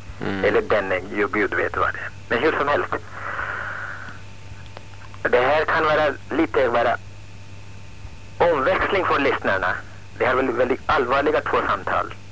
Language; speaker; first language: Swedish; non-native, fluent; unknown